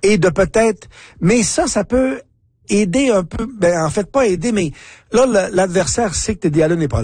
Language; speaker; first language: French; native; French